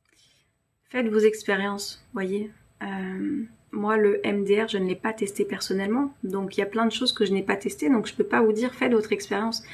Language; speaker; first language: French; native; French